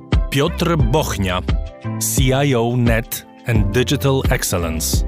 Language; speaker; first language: English; non-native, fluent; Polish